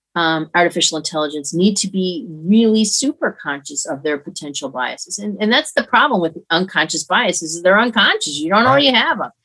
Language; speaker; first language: English; native; English